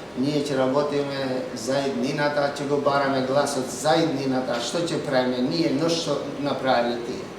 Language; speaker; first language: Macedonian; non-native, local second language; Albanian